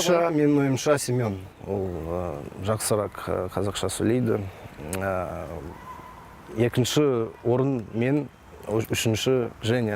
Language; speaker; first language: Kazakh; non-native, local second language; Russian